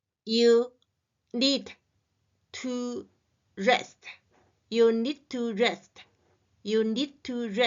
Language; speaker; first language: English; non-native, learner; Chinese